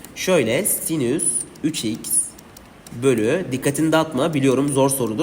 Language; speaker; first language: Turkish; native; Turkish